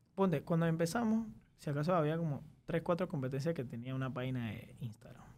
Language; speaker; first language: Spanish; early bilingual, other home language; Chinese